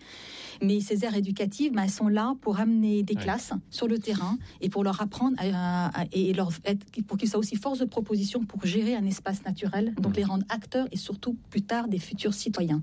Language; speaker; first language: French; native; French